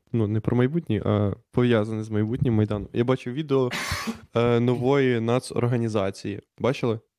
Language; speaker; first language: Ukrainian; native; Ukrainian